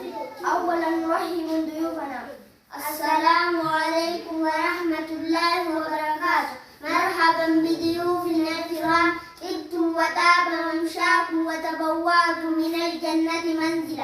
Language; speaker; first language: Arabic; non-native, learner; Oromo